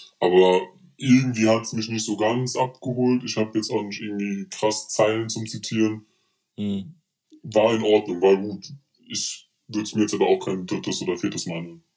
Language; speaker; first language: German; early bilingual, other home language; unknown